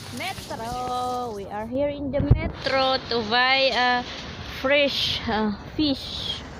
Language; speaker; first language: English; non-native, local second language; Cebuano